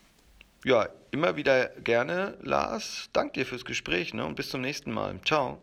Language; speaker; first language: German; native; German